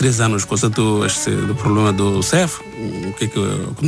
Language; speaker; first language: Portuguese; non-native, learner; Bangla